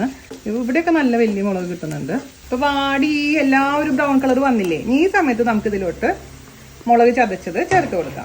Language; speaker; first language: Malayalam; native; Malayalam